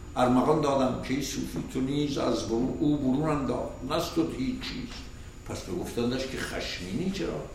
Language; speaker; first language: Persian; native; Persian